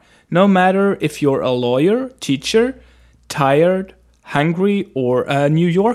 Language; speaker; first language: English; non-native, fluent; Swedish